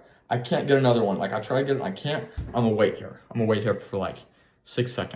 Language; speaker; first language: English; native; English